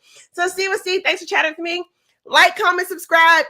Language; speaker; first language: English; native; English